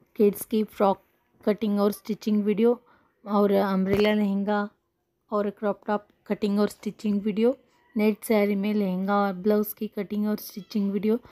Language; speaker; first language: Hindi; non-native, local second language; Kannada